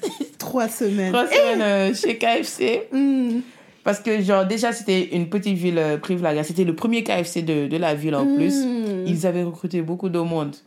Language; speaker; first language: French; non-native, local second language; Wolof